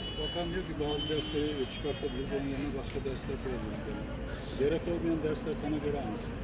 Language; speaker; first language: Turkish; native; Turkish